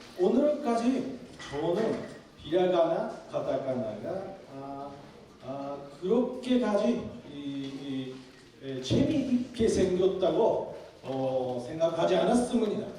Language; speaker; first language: Korean; non-native, fluent; Japanese